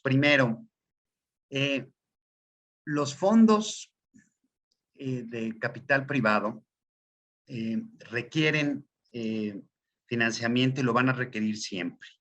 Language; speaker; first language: Spanish; native; Spanish